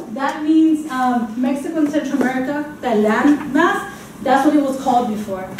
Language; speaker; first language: English; native; English